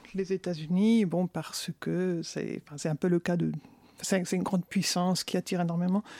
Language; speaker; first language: French; non-native, fluent; Spanish